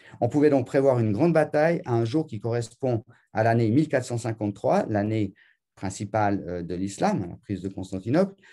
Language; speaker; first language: French; native; French